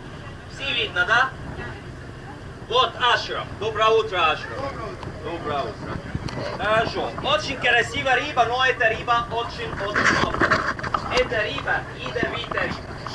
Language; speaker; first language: Russian; non-native, learner; Arabic